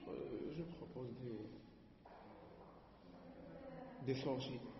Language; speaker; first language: French; non-native, learner; Arabic